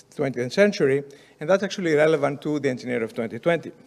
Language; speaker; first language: English; non-native, fluent; Greek